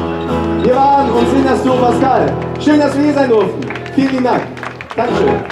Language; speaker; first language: German; native; German